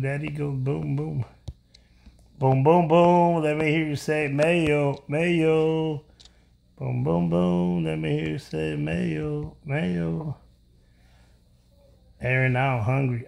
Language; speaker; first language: English; early bilingual, other home language; Spanish